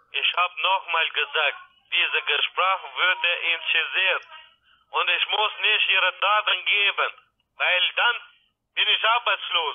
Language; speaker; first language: German; non-native, learner; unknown